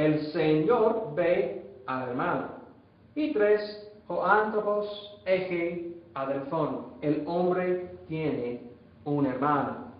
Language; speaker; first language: Spanish; non-native, fluent; English